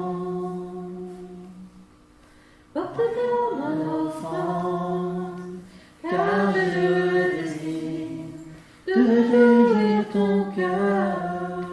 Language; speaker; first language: French; native; French